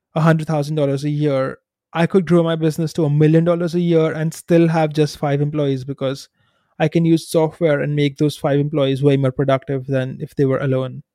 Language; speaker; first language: English; non-native, local second language; Hindi